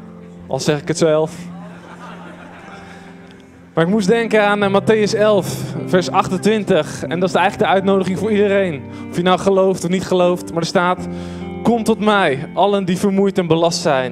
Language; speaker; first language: Dutch; native; Dutch